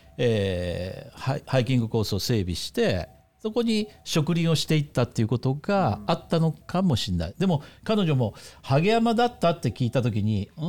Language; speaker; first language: Japanese; native; Japanese